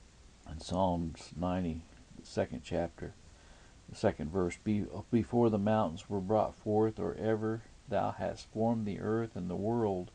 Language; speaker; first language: English; native; English